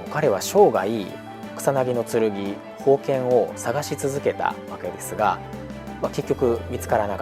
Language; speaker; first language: Japanese; native; Japanese